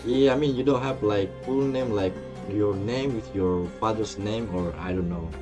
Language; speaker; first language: English; non-native, fluent; Indonesian